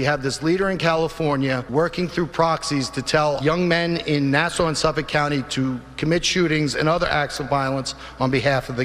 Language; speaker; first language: English; native; English